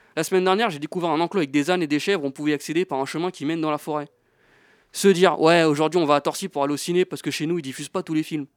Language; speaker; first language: French; native; French